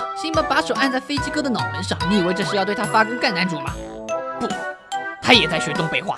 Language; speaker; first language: Chinese; native; Chinese